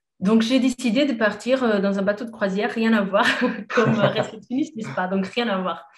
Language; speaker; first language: French; non-native, fluent; Portuguese